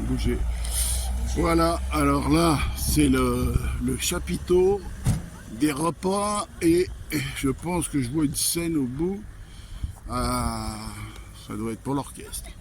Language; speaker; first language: French; native; French